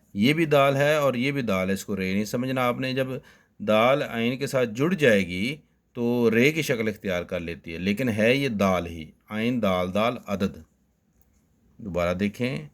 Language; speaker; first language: Urdu; native; Urdu